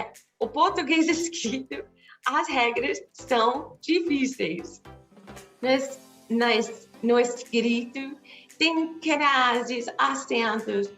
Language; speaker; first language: Portuguese; non-native, fluent; English